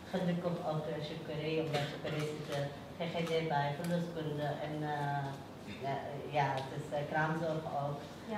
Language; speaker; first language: Dutch; non-native, learner; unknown